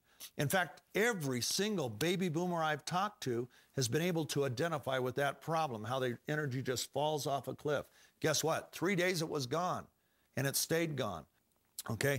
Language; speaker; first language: English; native; English